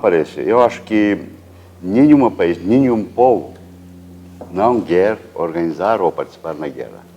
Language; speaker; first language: Portuguese; non-native, fluent; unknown